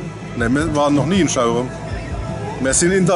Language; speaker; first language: German; native; German